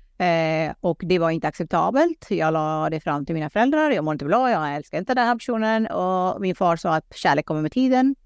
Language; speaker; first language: Swedish; early bilingual, other home language; Pashto